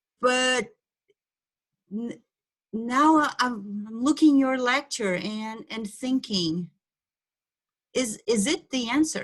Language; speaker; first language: English; non-native, fluent; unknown